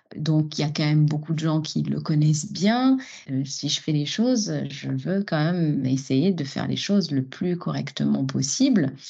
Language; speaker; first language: French; non-native, local second language; Arabic